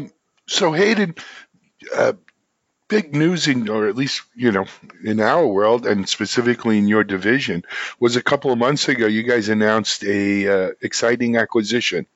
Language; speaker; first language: English; native; English